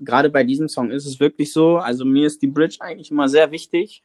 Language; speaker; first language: German; native; German